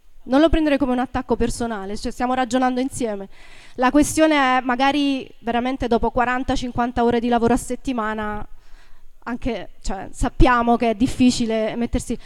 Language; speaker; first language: Italian; native; Italian